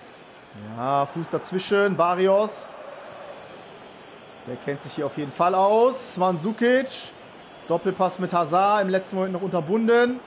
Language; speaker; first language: German; native; German